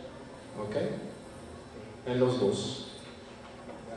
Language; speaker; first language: Spanish; non-native, fluent; French